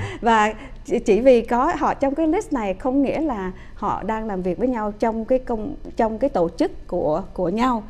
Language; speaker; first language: Vietnamese; early bilingual, heritage; Vietnamese